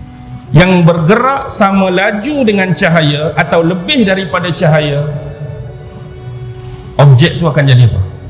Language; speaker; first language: Malay; native; Malay